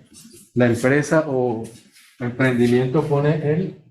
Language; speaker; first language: Spanish; native; Spanish